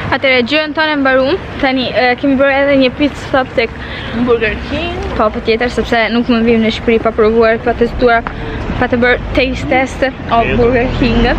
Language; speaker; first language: Albanian; early bilingual, heritage; Albanian